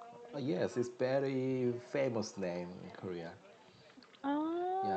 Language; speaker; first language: English; non-native, learner; Korean